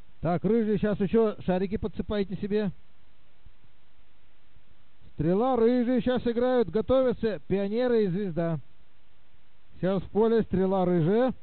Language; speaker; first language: Russian; native; Russian